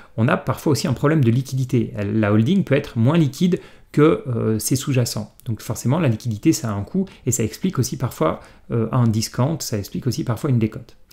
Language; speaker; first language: French; native; French